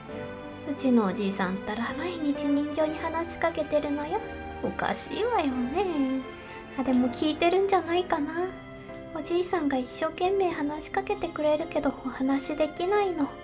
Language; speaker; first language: Japanese; native; Japanese